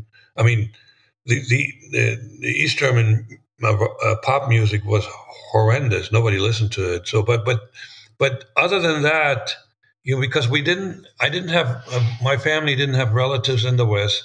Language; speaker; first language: English; non-native, fluent; German